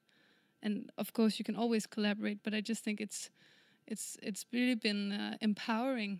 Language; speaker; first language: English; non-native, fluent; Danish